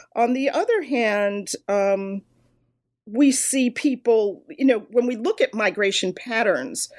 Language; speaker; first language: English; native; English